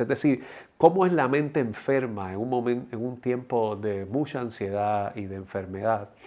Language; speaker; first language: Spanish; native; Spanish